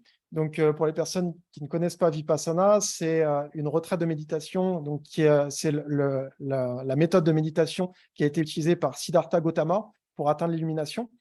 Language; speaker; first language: French; native; French